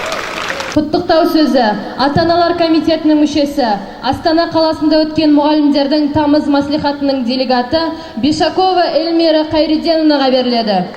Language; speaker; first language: Kazakh; native; Kazakh